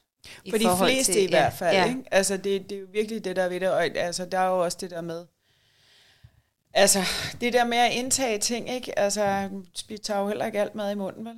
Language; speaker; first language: Danish; native; Danish